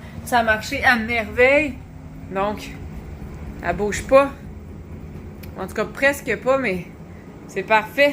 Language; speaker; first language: French; native; French